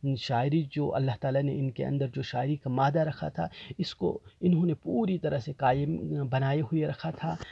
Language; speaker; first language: Urdu; non-native, local second language; Kashmiri